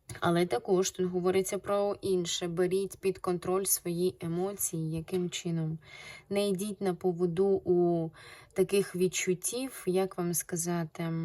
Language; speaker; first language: Ukrainian; non-native, local second language; Russian